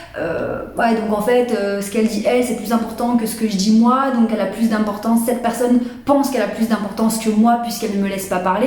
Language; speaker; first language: French; native; French